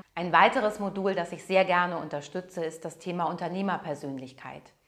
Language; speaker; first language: German; native; German